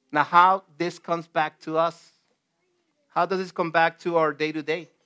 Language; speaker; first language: English; non-native, fluent; Spanish